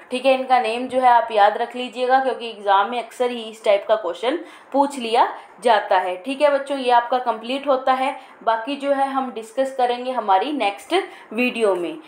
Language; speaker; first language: Hindi; native; Hindi